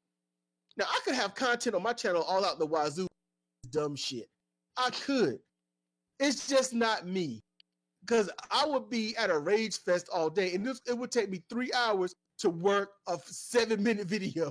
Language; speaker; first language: English; native; English